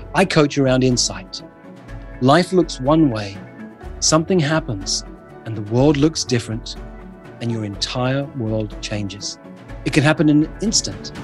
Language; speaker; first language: English; native; English